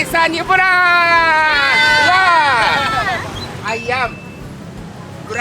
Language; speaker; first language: Indonesian; non-native, fluent; Japanese